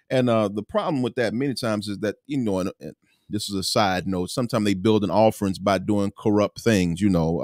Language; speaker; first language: English; native; English